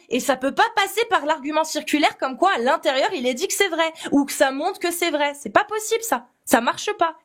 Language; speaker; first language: French; native; French